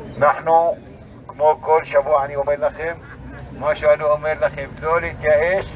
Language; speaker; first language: Hebrew; non-native, local second language; Arabic